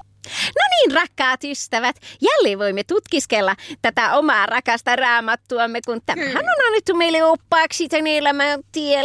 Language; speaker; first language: Finnish; native; Finnish